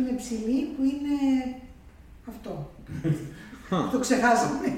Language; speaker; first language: Greek; native; Greek